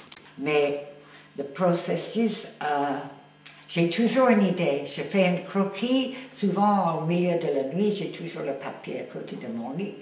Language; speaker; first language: French; non-native, fluent; English